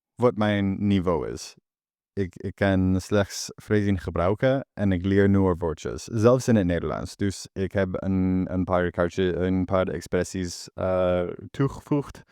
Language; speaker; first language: Dutch; non-native, learner; English